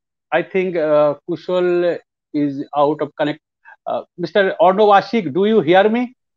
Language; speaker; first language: English; non-native, local second language; Bangla